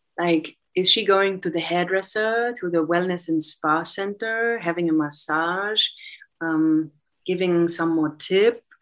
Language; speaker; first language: English; non-native, fluent; German